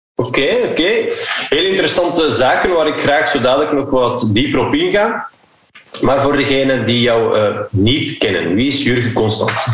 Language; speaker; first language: Dutch; native; Dutch